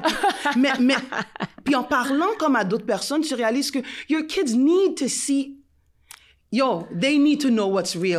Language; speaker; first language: French; native; French